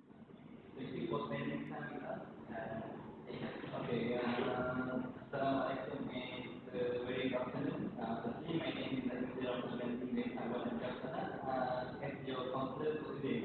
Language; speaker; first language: English; non-native, local second language; Malay